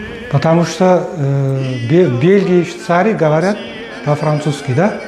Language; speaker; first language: Russian; non-native, local second language; Uzbek